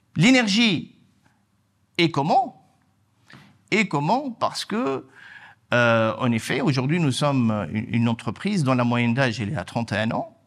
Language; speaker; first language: French; non-native, local second language; Arabic